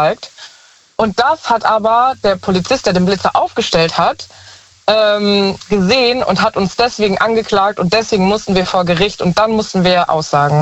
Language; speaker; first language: German; native; German